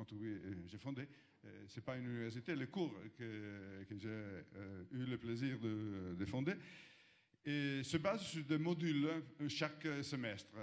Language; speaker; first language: French; non-native, fluent; Italian